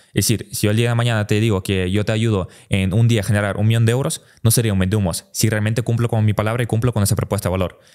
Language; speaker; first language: Spanish; early bilingual, other home language; Russian